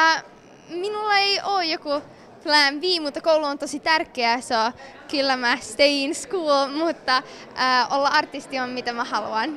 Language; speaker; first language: Finnish; non-native, local second language; Swedish